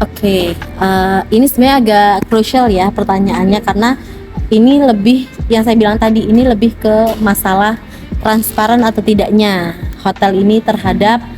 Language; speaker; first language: Indonesian; native; Indonesian